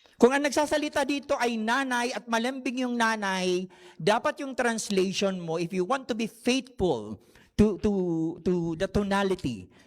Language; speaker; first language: Filipino; non-native, local second language; Bikol